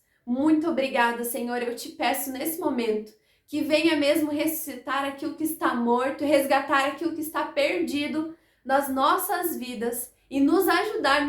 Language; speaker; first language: Portuguese; native; Portuguese